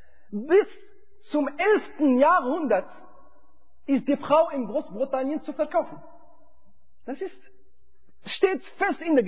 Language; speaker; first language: German; non-native, fluent; Arabic